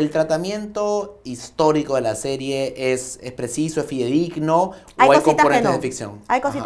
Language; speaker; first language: Spanish; native; Spanish